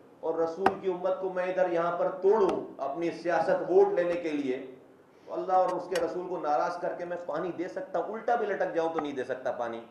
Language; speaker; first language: Urdu; native; Urdu